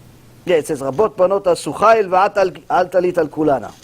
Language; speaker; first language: English; non-native, fluent; Hebrew